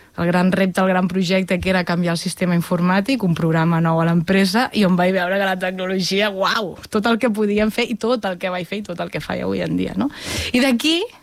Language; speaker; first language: Catalan; native; Catalan